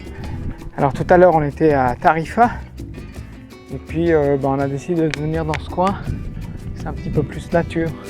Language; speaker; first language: French; native; French